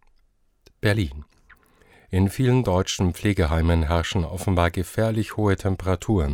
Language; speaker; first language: German; native; German